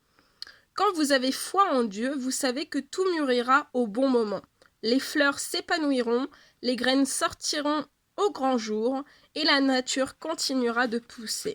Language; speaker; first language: French; native; French